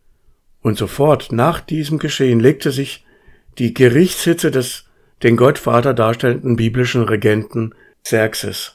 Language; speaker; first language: German; native; German